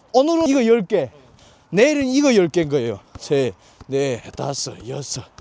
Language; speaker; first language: Korean; native; Korean